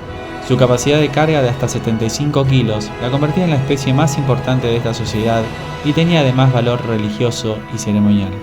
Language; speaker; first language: Spanish; native; Spanish